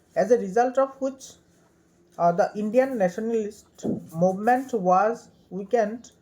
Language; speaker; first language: English; non-native, local second language; Assamese